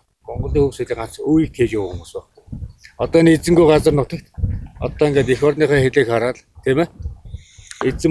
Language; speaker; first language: Mongolian; native; Mongolian